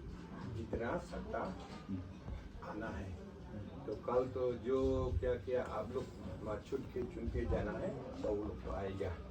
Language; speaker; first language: Hindi; non-native, local second language; Khasi